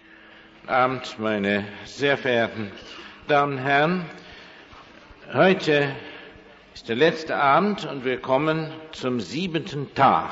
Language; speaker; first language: German; non-native, fluent; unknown